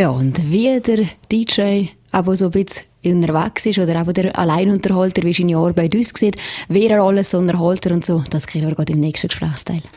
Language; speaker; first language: German; native; German